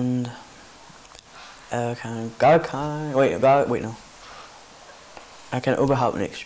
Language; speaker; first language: German; non-native, learner; English